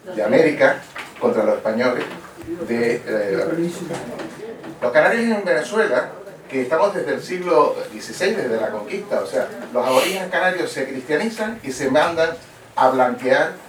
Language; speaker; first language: Spanish; native; Spanish